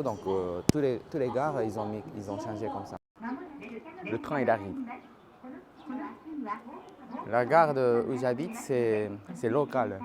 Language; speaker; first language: French; non-native, fluent; Japanese